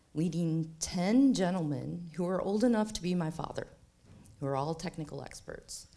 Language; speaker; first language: English; native; English